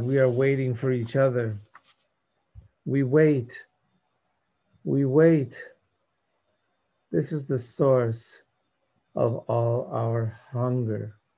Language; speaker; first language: English; native; English